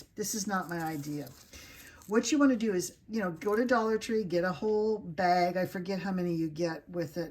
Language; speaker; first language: English; native; English